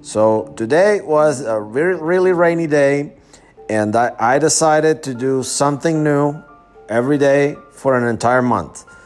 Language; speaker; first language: English; non-native, fluent; Spanish